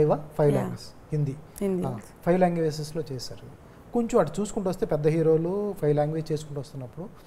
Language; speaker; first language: Telugu; native; Telugu